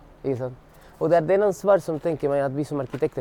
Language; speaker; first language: Norwegian; non-native, fluent; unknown